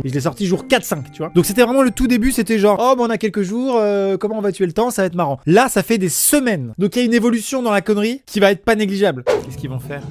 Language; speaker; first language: French; native; French